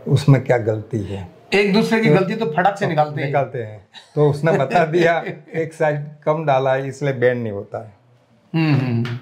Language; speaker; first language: Hindi; non-native, local second language; Gujarati